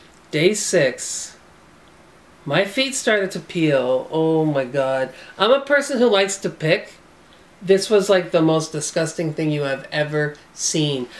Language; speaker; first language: English; native; English